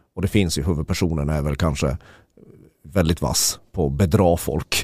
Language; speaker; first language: Swedish; native; Swedish